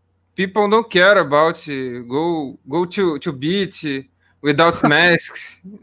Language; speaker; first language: English; non-native, learner; Portuguese